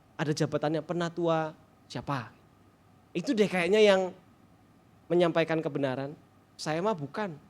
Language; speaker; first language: Indonesian; native; Indonesian